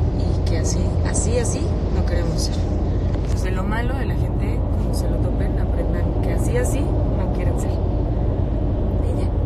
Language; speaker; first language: Spanish; early bilingual, other home language; French